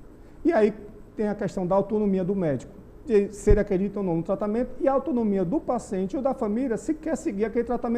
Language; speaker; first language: Portuguese; native; Portuguese